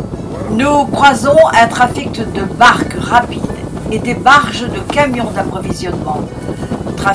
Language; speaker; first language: French; native; French